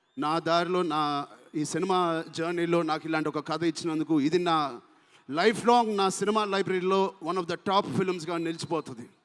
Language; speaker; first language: Telugu; native; Telugu